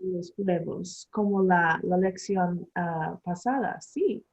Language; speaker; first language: Spanish; non-native, learner; English